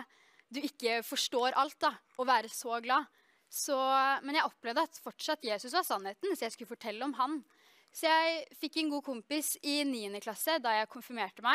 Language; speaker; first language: Norwegian; native; Norwegian